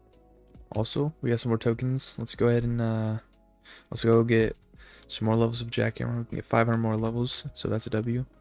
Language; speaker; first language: English; native; English